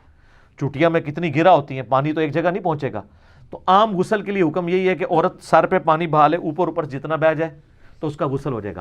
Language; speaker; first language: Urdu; non-native, local second language; Punjabi